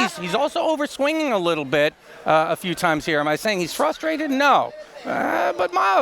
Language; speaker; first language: English; native; English